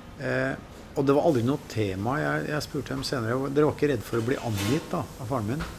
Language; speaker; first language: Norwegian; native; Norwegian